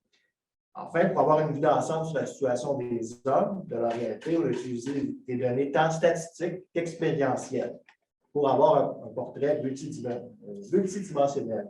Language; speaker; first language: French; native; French